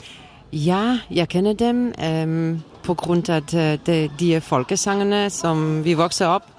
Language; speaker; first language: Danish; non-native, fluent; Polish